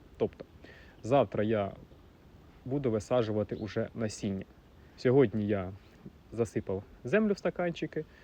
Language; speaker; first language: Ukrainian; non-native, local second language; Russian